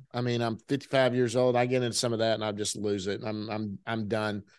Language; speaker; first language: English; native; English